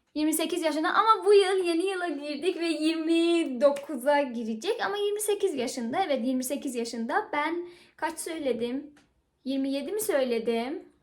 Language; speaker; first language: Turkish; non-native, fluent; Persian